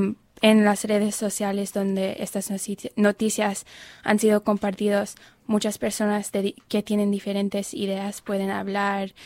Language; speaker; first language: Spanish; non-native, learner; English